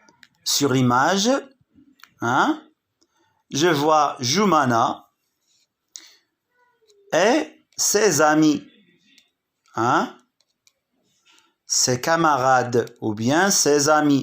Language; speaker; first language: French; non-native, local second language; Arabic